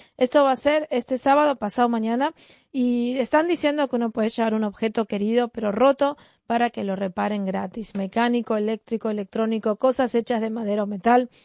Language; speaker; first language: Spanish; native; Spanish